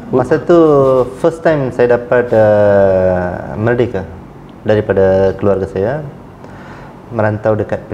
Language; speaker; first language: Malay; non-native, local second language; Tamil